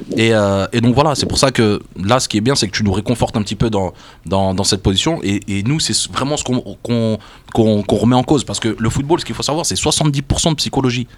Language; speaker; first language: French; native; French